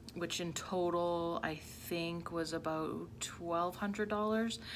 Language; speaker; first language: English; native; English